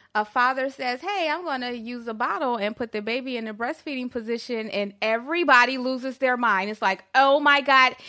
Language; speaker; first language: English; native; English